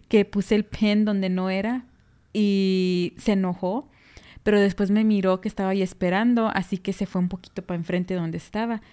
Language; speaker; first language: Spanish; early bilingual, heritage; Spanish